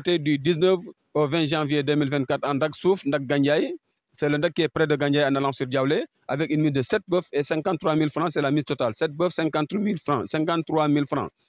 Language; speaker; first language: French; non-native, local second language; Wolof